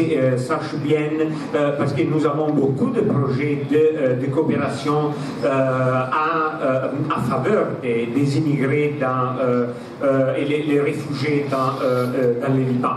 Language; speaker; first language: French; non-native, fluent; Italian